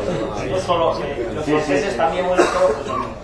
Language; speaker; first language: Spanish; native; Spanish